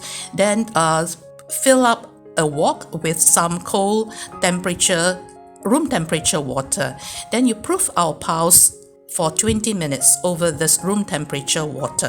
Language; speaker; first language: English; native; English